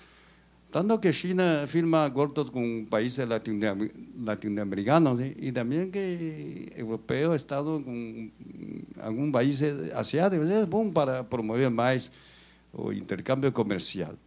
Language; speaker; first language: Spanish; non-native, fluent; Chinese